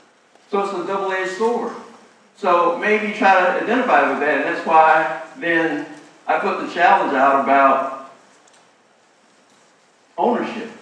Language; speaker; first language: English; native; English